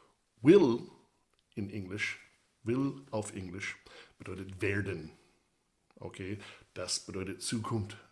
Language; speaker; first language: German; non-native, fluent; English